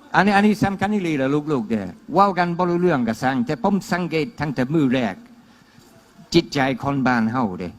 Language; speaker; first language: Thai; non-native, fluent; English